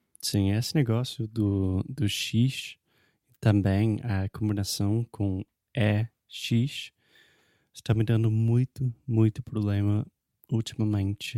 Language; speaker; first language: Portuguese; non-native, fluent; English